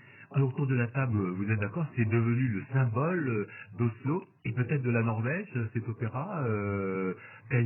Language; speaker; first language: French; native; French